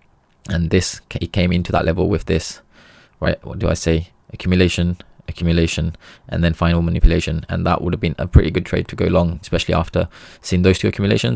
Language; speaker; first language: English; native; English